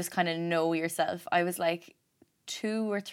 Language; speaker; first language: English; native; English